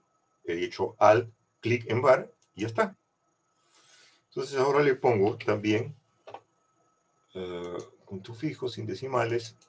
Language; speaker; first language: Spanish; native; Spanish